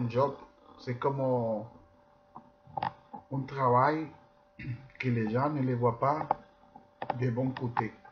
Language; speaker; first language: French; non-native, fluent; Spanish